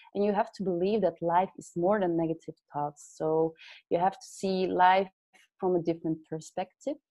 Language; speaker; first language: English; non-native, fluent; Dutch